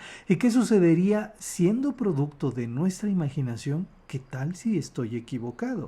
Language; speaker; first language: Spanish; native; Spanish